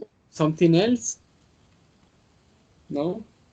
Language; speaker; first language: English; non-native, learner; Spanish